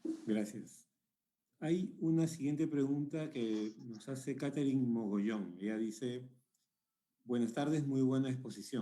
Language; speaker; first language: Spanish; native; Spanish